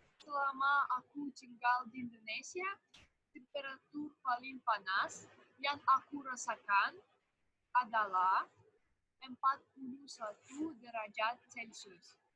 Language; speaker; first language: Indonesian; non-native, fluent; Russian